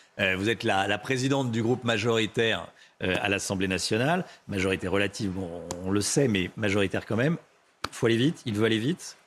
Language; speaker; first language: French; native; French